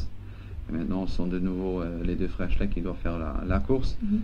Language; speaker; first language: French; non-native, local second language; Luxembourgish